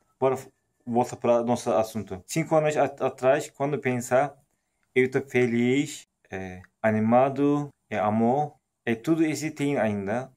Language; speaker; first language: Portuguese; non-native, learner; Turkish